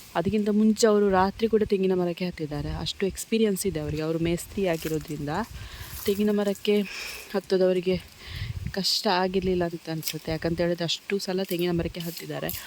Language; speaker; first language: Kannada; non-native, local second language; Tulu